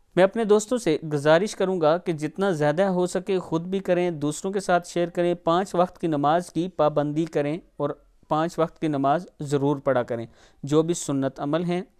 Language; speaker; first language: Urdu; non-native, local second language; Punjabi